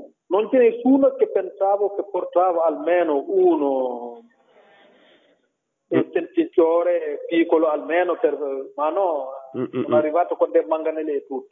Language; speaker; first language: Italian; non-native, learner; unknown